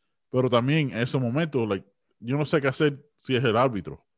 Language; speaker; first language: Spanish; early bilingual, heritage; Spanish